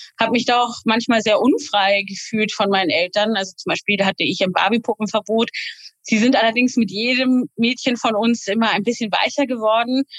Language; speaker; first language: German; native; German